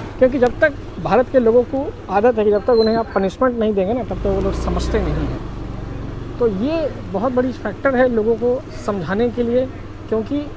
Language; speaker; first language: Hindi; native; Hindi